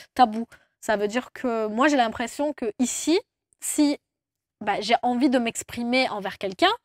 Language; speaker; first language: French; non-native, fluent; Turkish